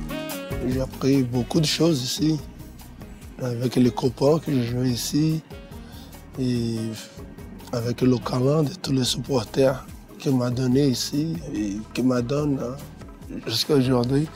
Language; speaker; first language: French; non-native, fluent; Portuguese